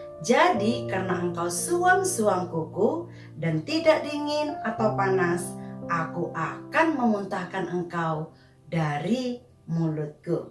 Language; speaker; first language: Indonesian; native; Indonesian